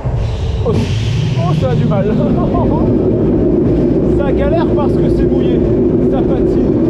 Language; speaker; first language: French; native; French